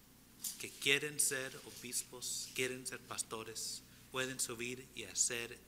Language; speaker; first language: Spanish; early bilingual, heritage; English